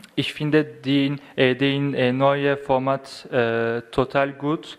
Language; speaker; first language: German; non-native, fluent; Turkish